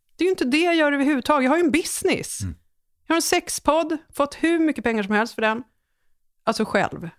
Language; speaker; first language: Swedish; native; Swedish